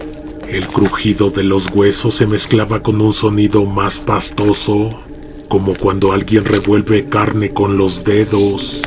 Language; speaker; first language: Spanish; native; Spanish